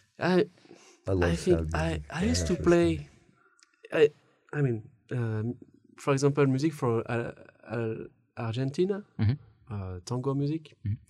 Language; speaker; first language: English; non-native, learner; French